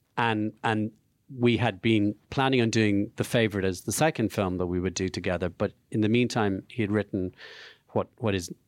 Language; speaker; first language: English; native; English